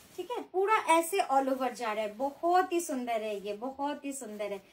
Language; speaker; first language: Hindi; non-native, local second language; Bangla